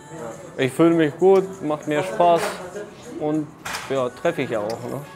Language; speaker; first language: German; non-native, learner; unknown